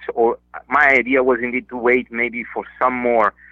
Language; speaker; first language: English; non-native, fluent; Italian